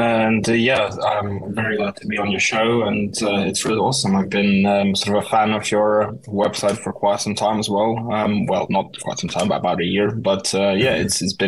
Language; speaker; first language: English; non-native, fluent; Russian